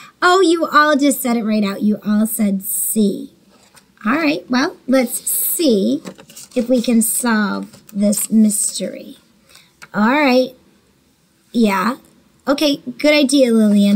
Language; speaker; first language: English; native; English